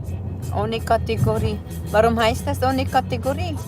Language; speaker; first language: German; non-native, fluent; Cebuano